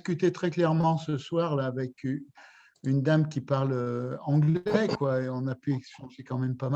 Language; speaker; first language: French; native; French